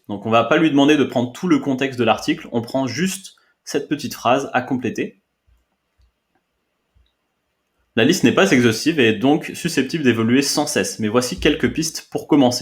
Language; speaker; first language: French; native; French